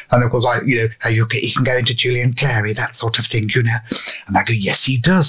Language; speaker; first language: English; native; English